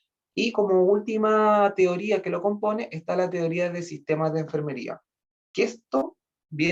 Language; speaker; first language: Spanish; native; Spanish